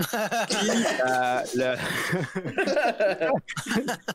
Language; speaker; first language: French; native; French